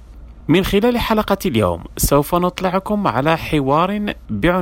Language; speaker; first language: Arabic; non-native, fluent; Indonesian